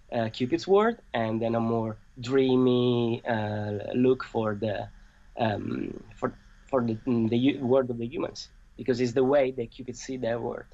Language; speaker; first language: English; non-native, fluent; Italian